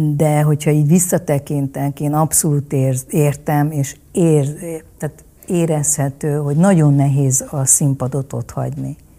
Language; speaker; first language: Hungarian; early bilingual, other home language; Vietnamese